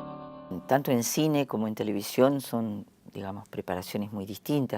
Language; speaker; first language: Spanish; native; Spanish